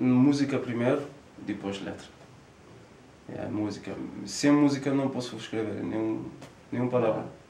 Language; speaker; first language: Spanish; non-native, learner; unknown